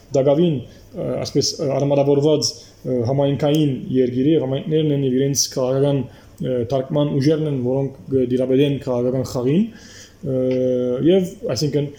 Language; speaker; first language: Armenian; early bilingual, heritage; Armenian